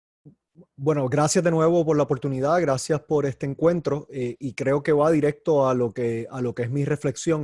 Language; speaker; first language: Spanish; native; Spanish